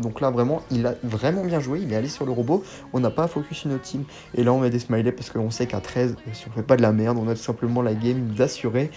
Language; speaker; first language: French; native; French